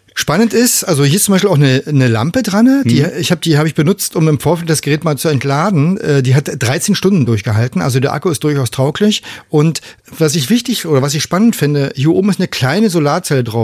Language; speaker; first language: German; native; German